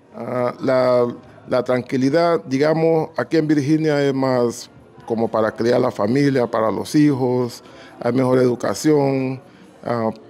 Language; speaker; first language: Spanish; native; Spanish